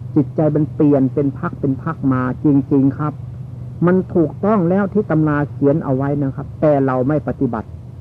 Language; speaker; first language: Thai; non-native, local second language; Northeastern Thai